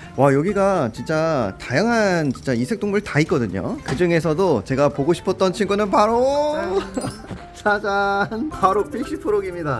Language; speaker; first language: Korean; native; Korean